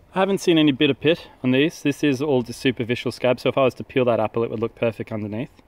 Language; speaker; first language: English; native; English